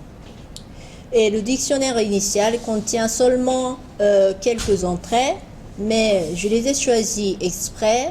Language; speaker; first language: French; non-native, fluent; Japanese